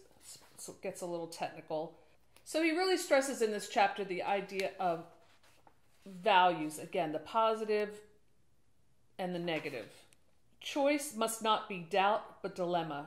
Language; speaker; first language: English; native; English